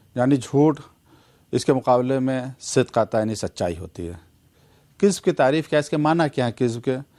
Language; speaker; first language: Urdu; native; Urdu